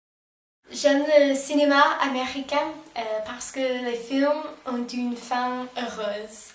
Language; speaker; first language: French; non-native, learner; English